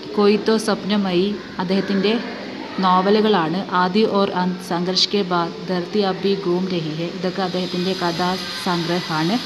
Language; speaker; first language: Hindi; non-native, local second language; Malayalam